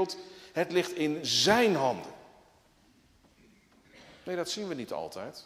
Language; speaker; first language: Dutch; native; Dutch